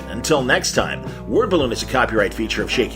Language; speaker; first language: English; native; English